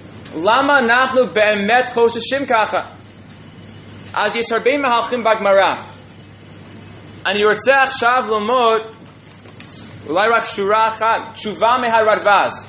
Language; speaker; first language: Hebrew; non-native, fluent; English